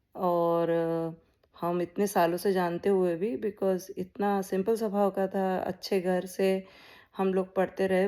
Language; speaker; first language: Hindi; native; Hindi